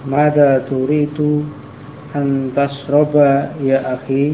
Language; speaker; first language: Arabic; non-native, learner; Indonesian